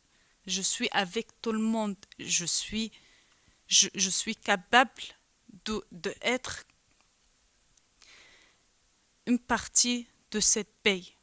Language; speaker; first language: French; non-native, learner; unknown